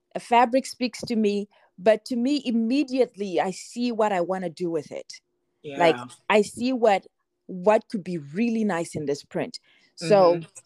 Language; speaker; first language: English; non-native, local second language; Shona